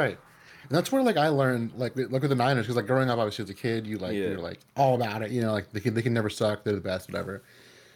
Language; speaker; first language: English; early bilingual, other home language; Spanish